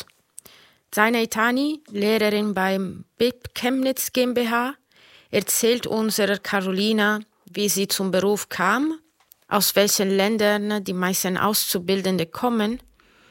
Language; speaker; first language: German; non-native, fluent; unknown